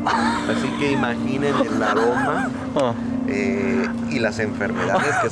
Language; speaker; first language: Spanish; native; Spanish